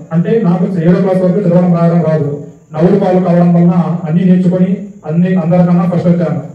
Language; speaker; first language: Telugu; non-native, local second language; Urdu